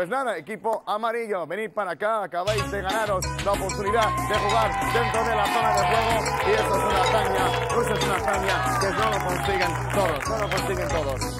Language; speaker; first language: Spanish; native; Spanish